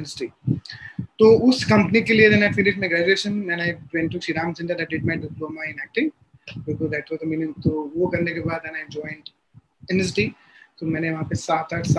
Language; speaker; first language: English; non-native, local second language; Hindi